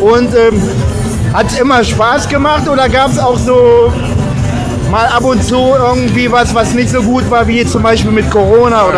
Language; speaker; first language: German; native; German